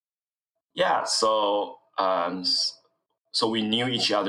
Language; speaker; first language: English; non-native, fluent; Chinese